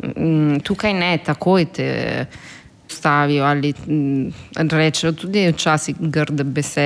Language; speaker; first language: Slovenian; non-native, fluent; Italian